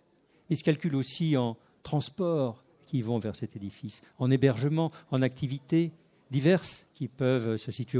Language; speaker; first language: French; native; French